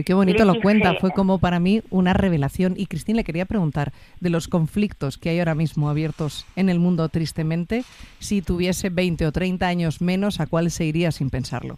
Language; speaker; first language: Spanish; native; Spanish